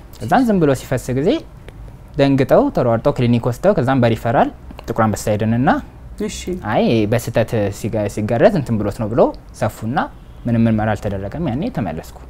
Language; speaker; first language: Amharic; native; Amharic